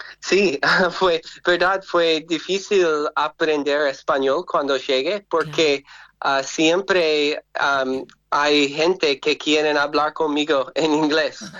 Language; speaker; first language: Spanish; non-native, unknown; English